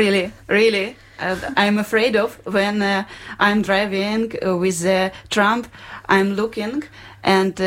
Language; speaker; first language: English; non-native, learner; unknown